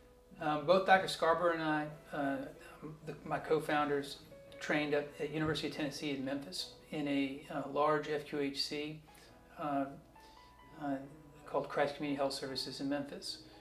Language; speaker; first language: English; native; English